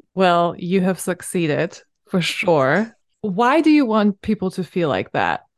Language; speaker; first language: English; non-native, fluent; German